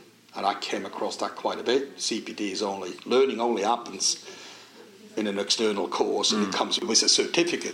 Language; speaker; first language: English; non-native, fluent; Swiss German